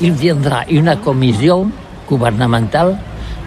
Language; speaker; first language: French; non-native, learner; Catalan